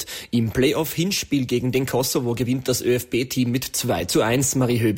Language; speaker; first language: German; native; German